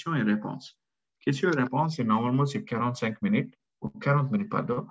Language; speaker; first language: French; non-native, learner; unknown